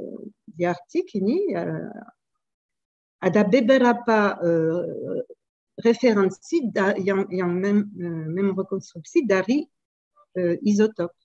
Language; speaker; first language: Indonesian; non-native, learner; French